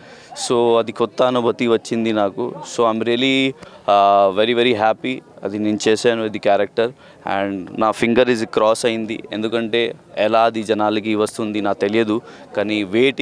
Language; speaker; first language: Telugu; non-native, learner; Hindi